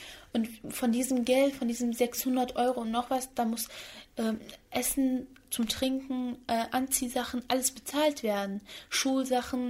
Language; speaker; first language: German; early bilingual, other home language; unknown